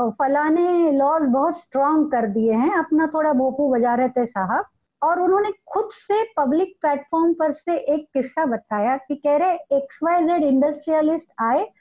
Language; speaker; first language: Hindi; non-native, local second language; Marathi